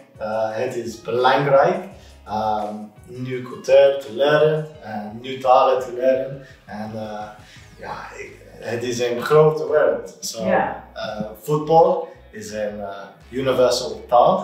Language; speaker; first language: Dutch; non-native, learner; English